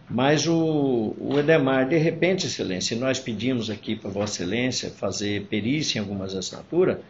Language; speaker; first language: Portuguese; native; Portuguese